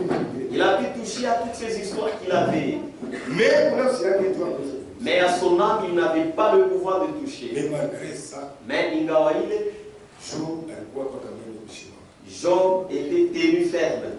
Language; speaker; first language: French; non-native, local second language; Swahili